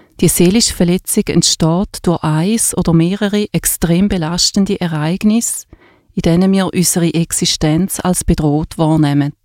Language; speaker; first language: German; native; German